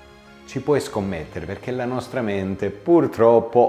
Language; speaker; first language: Italian; native; Italian